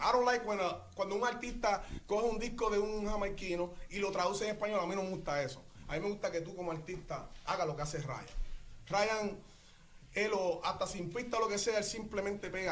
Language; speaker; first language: Spanish; early bilingual, other home language; English